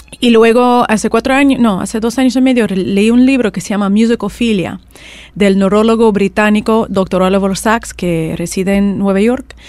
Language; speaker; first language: Spanish; non-native, fluent; Russian